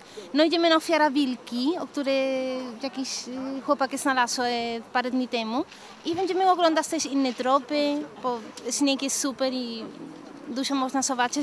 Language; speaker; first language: Polish; non-native, learner; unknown